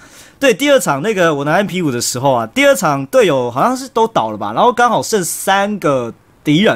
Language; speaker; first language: Chinese; native; Chinese